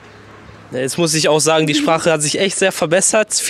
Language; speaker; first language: German; native; German